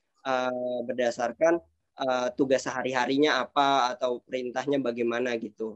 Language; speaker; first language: Indonesian; native; Indonesian